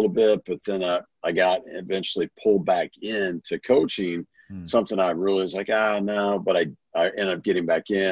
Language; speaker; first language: English; native; English